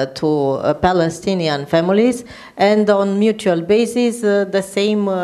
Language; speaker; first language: English; non-native, fluent; Romanian